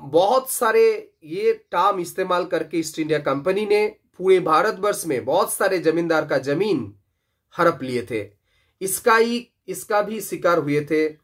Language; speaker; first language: Hindi; non-native, local second language; Bangla